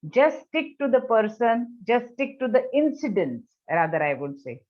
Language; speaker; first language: English; non-native, local second language; Marathi